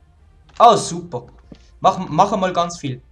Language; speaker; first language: German; native; German